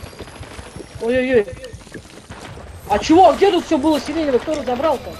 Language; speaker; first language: Russian; native; Russian